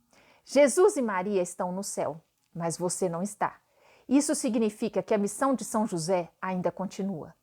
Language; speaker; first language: Portuguese; native; Portuguese